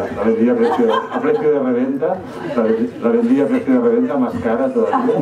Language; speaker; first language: Spanish; native; Spanish